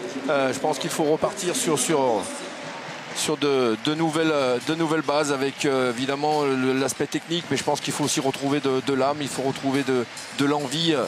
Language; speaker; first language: French; native; French